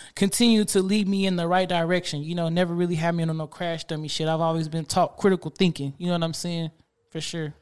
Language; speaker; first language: English; native; English